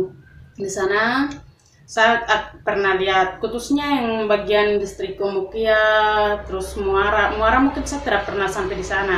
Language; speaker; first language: Indonesian; non-native, local second language; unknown